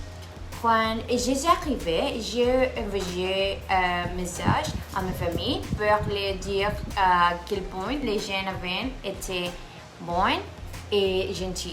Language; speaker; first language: French; non-native, learner; Spanish